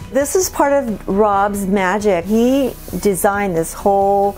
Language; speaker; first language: English; non-native, fluent; Spanish